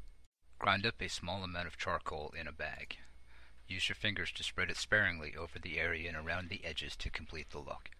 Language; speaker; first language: English; native; English